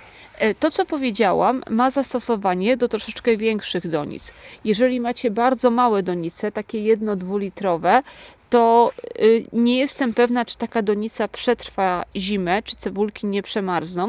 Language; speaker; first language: Polish; native; Polish